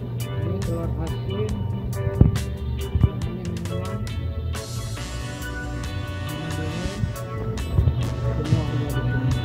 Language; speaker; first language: Indonesian; non-native, local second language; Sundanese